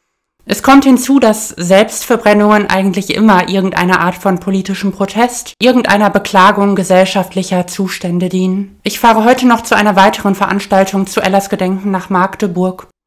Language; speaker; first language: German; native; German